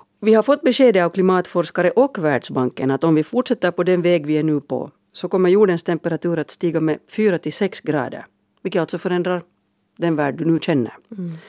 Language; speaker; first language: Swedish; native; Swedish